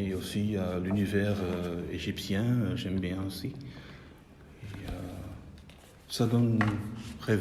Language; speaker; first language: French; non-native, local second language; Dutch